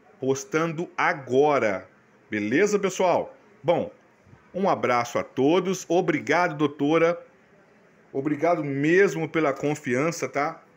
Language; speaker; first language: Portuguese; native; Portuguese